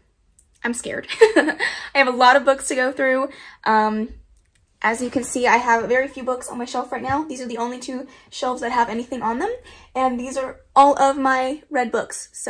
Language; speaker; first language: English; native; English